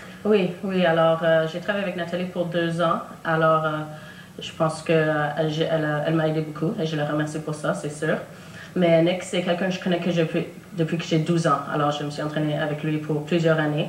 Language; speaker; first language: French; non-native, local second language; English